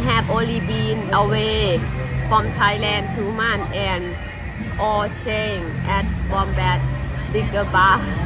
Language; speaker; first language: English; non-native, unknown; Thai